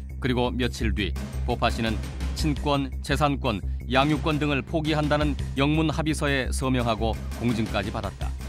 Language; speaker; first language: Korean; native; Korean